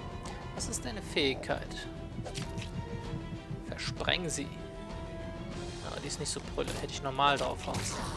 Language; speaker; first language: German; native; German